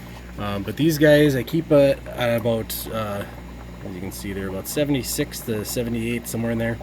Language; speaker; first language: English; native; English